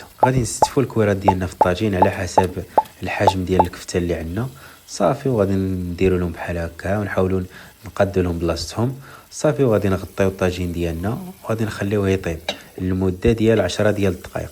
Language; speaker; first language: Arabic; native; Arabic